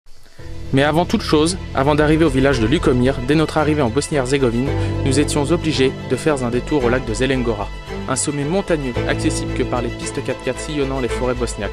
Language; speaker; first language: French; native; French